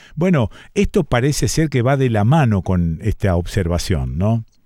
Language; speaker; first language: Spanish; native; Spanish